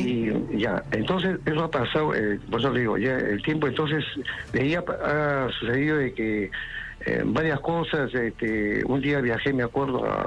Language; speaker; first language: Spanish; native; Spanish